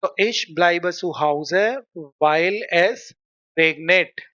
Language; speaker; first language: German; non-native, fluent; Hindi